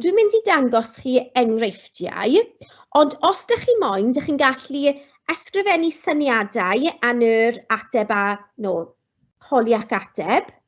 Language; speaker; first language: Welsh; non-native, local second language; English